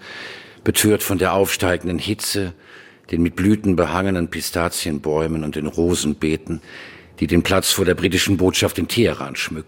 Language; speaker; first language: German; native; German